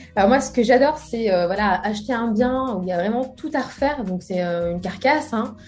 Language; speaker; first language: French; native; French